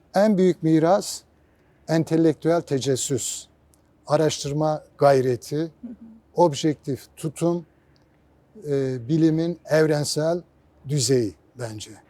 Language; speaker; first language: Turkish; native; Turkish